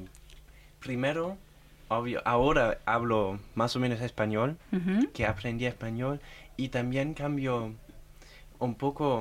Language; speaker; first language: Spanish; non-native, learner; German